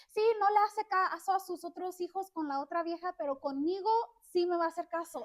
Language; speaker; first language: Spanish; early bilingual, heritage; Spanish